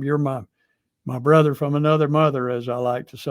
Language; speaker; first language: English; native; English